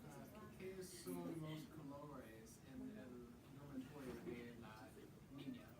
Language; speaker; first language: Spanish; non-native, learner; English